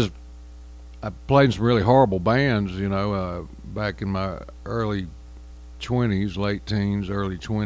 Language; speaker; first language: English; native; English